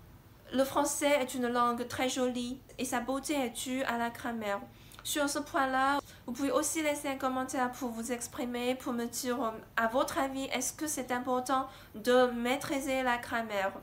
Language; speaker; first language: French; non-native, fluent; Chinese